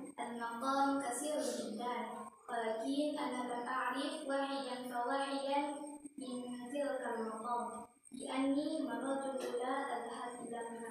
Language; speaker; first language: Arabic; non-native, learner; Indonesian